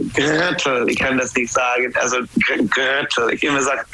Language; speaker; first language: German; non-native, learner; English